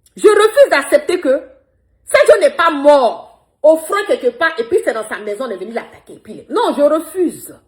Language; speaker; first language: French; non-native, local second language; Bambara